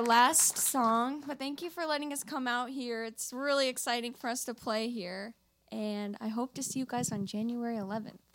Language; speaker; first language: English; native; English